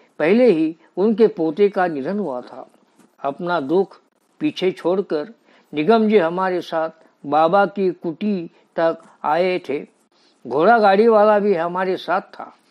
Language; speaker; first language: Hindi; native; Hindi